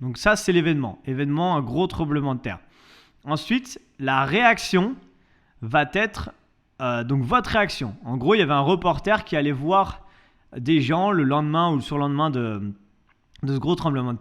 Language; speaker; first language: French; native; French